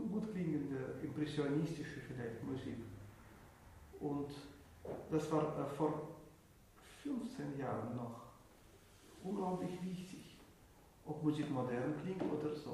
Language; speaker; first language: German; non-native, fluent; Russian